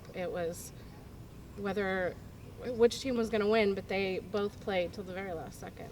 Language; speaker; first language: English; native; English